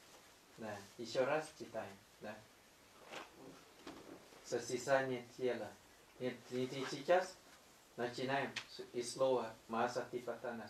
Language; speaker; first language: Russian; non-native, learner; Thai